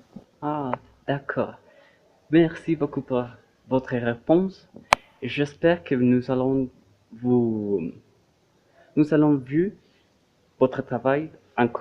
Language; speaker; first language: French; non-native, learner; Spanish